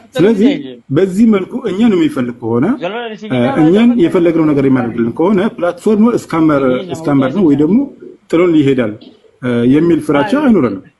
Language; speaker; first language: Amharic; non-native, local second language; Afar